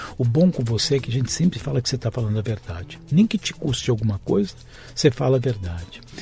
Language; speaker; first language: Portuguese; native; Portuguese